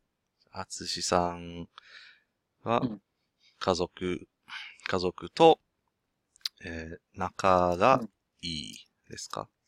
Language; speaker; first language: Japanese; non-native, learner; English